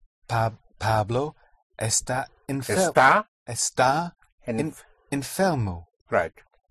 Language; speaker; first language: Spanish; non-native, learner; English